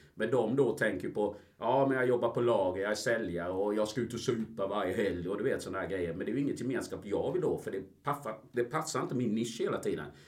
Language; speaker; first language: Swedish; early bilingual, other home language; Spanish